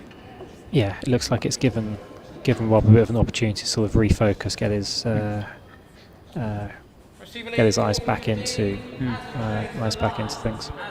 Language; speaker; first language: English; native; English